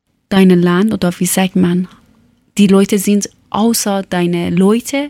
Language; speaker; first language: German; non-native, learner; Persian